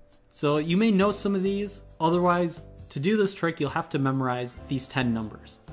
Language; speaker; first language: English; native; English